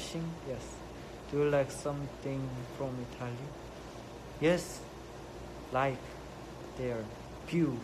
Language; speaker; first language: English; non-native, learner; Korean